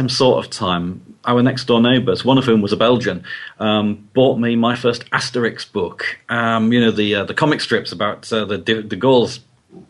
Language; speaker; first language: English; native; English